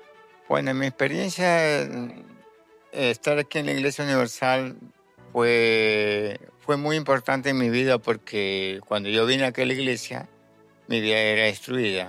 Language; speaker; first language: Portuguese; non-native, learner; Spanish